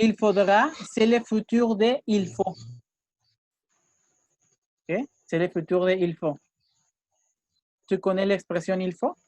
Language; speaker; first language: French; non-native, fluent; Spanish